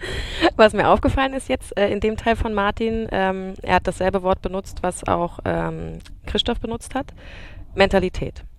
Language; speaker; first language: German; native; German